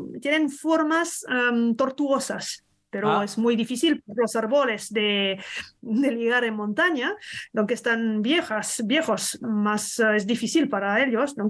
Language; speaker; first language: Spanish; non-native, learner; French